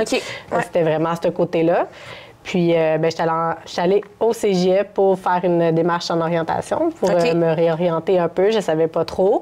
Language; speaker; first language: French; native; French